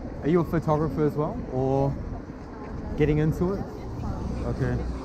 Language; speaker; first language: English; native; English